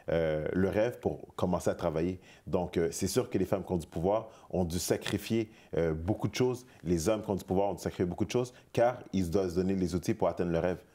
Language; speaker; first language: French; native; French